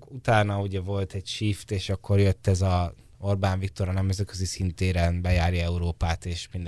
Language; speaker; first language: Hungarian; native; Hungarian